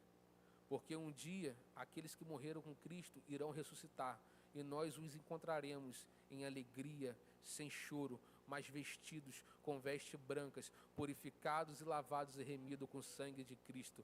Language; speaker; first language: Portuguese; native; Portuguese